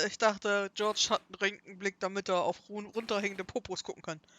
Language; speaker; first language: German; native; German